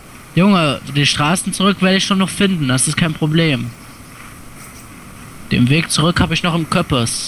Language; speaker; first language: German; native; German